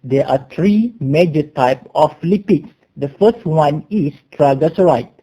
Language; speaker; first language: English; non-native, local second language; Malay